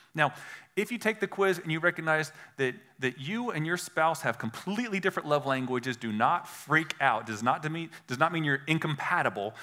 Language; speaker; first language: English; native; English